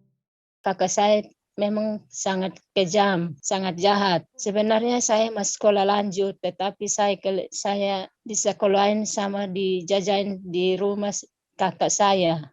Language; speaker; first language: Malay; non-native, local second language; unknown